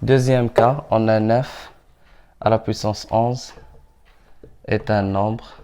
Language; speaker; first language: French; non-native, local second language; Arabic